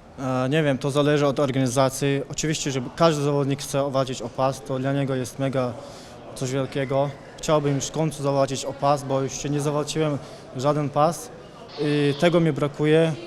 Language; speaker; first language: Polish; non-native, fluent; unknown